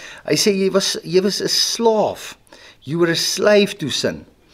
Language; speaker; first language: English; non-native, local second language; Afrikaans